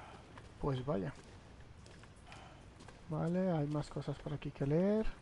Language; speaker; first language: Spanish; native; Spanish